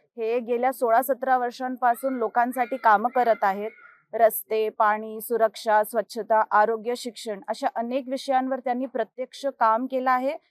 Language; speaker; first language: Marathi; non-native, local second language; Hindi